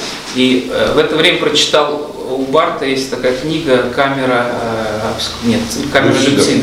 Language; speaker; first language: Russian; native; Russian